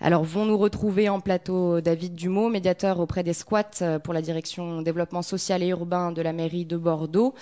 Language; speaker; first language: French; native; French